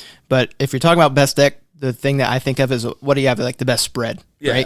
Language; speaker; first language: English; native; English